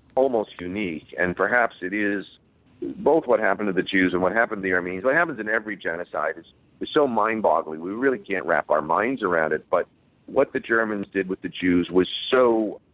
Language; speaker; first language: English; native; English